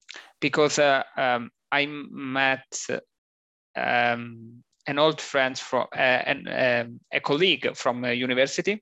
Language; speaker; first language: English; non-native, learner; Italian